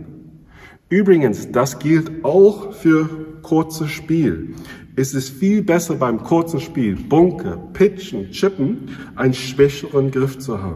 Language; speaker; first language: German; non-native, fluent; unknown